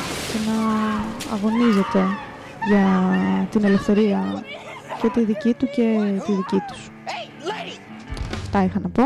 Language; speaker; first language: Greek; native; Greek